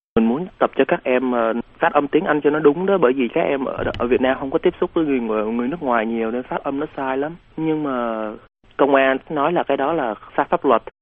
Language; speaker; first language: Vietnamese; early bilingual, heritage; Vietnamese